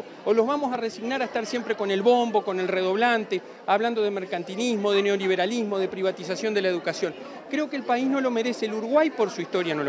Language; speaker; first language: Spanish; native; Spanish